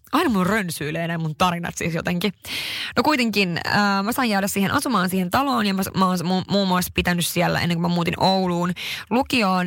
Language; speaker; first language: Finnish; early bilingual, heritage; Finnish